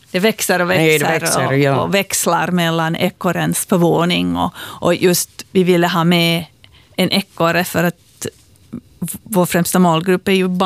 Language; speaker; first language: Swedish; native; Swedish